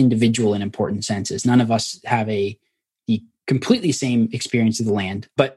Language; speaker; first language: English; native; English